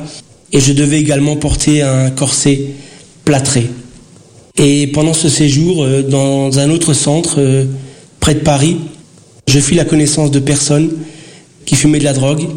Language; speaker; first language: French; early bilingual, other home language; Portuguese